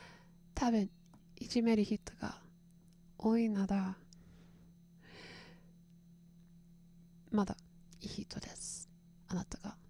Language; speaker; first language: Japanese; non-native, learner; English